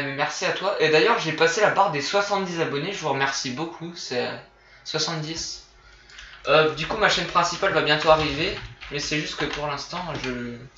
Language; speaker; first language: French; native; French